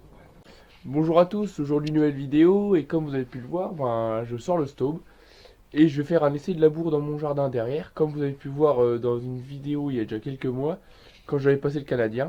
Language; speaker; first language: French; native; French